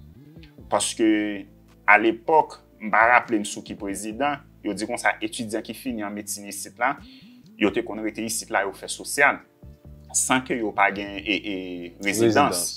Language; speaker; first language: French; non-native, local second language; Haitian Creole